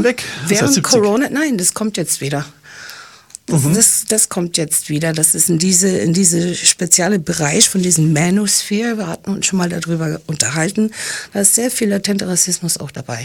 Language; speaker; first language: German; early bilingual, heritage; English